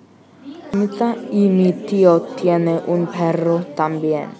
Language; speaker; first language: Spanish; non-native, learner; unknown